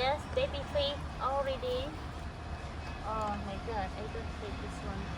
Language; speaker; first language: English; non-native, learner; Khmer